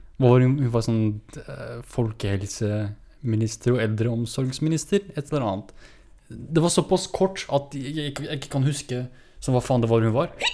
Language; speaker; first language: Norwegian; early bilingual, other home language; Kurdish